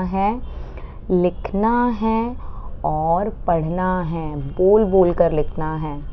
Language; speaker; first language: Hindi; non-native, local second language; Marathi